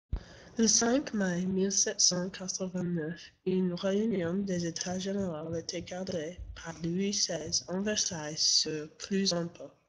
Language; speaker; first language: French; non-native, learner; English